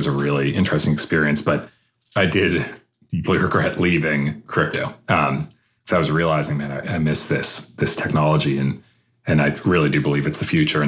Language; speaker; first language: English; native; English